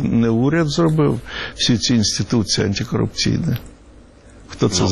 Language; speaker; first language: Ukrainian; non-native, local second language; Russian